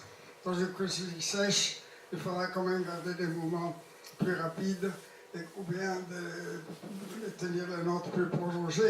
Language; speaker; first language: French; non-native, fluent; Italian